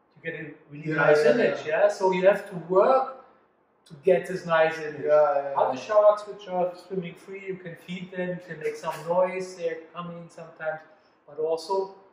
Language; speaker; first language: English; non-native, fluent; German